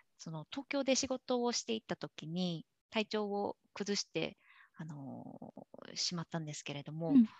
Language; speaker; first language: Japanese; native; Japanese